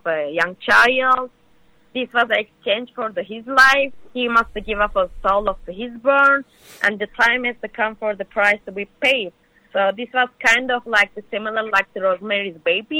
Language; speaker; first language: English; non-native, learner; Turkish